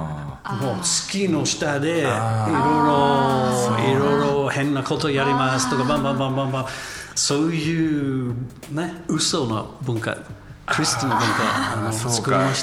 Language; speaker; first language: Japanese; non-native, learner; English